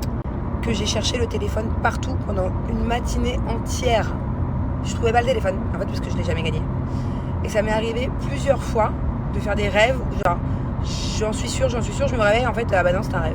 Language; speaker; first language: French; native; French